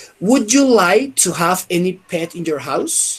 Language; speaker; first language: English; non-native, fluent; Spanish